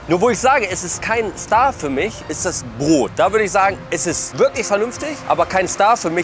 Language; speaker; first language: German; native; German